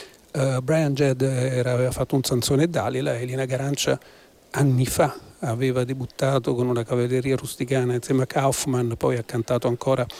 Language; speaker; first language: Italian; native; Italian